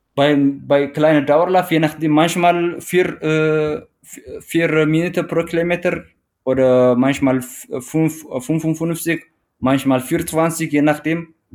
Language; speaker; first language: German; non-native, learner; Tigrinya